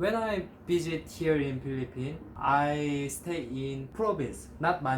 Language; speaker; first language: English; non-native, learner; Korean